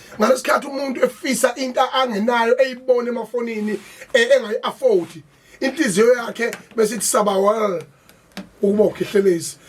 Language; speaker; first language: Zulu; native; Zulu